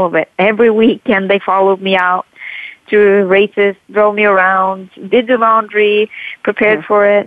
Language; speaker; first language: English; non-native, fluent; Norwegian